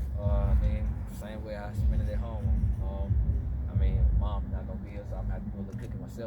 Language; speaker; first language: English; native; English